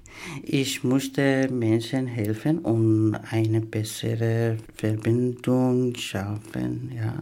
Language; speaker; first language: German; non-native, learner; Persian